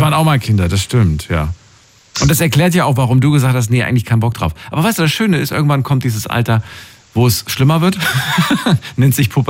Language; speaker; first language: German; native; German